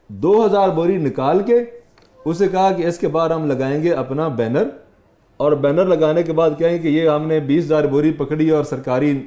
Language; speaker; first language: Urdu; non-native, local second language; Punjabi